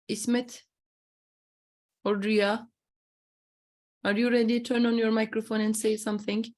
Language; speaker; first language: English; non-native, fluent; Turkish